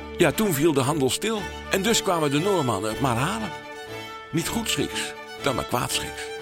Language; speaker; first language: Dutch; native; Dutch